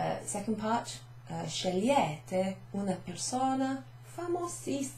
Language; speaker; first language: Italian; non-native, fluent; English